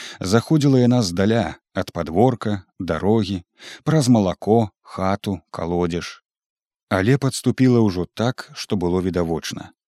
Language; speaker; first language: Belarusian; native; Belarusian